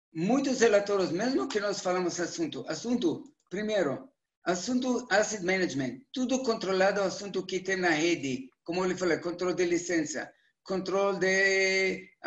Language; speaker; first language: Portuguese; non-native, learner; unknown